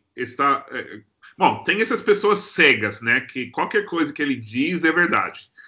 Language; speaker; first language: Portuguese; non-native, fluent; English